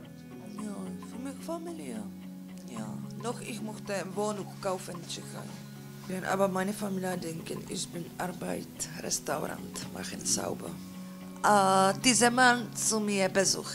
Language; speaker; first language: German; non-native, learner; Czech